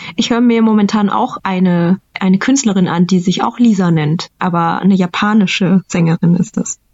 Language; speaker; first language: German; early bilingual, other home language; Vietnamese